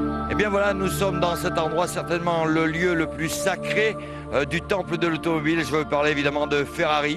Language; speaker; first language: French; native; French